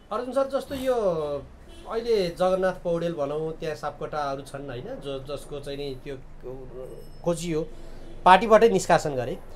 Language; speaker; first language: Nepali; native; Nepali